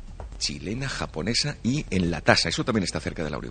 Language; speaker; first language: Spanish; native; Spanish